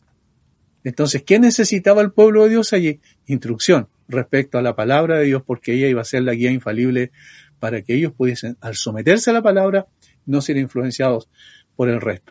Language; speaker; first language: Spanish; native; Spanish